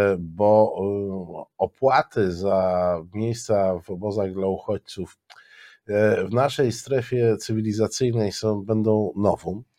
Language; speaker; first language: Polish; native; Polish